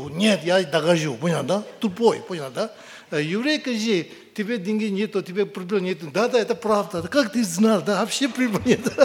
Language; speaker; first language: Russian; non-native, learner; Tibetan